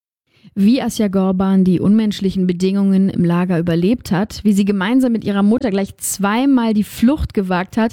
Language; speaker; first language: German; native; German